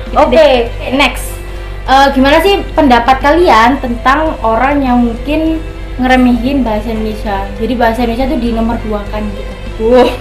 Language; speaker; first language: Indonesian; native; Indonesian